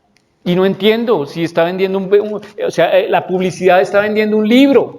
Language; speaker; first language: Spanish; native; Spanish